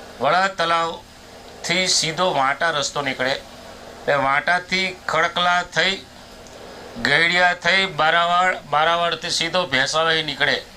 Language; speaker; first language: Gujarati; native; Gujarati